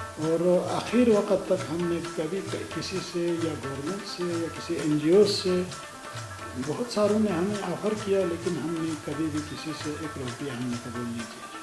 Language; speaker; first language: Urdu; non-native, local second language; Balti